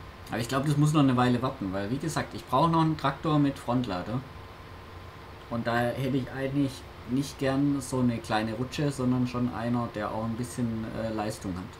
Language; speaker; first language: German; native; German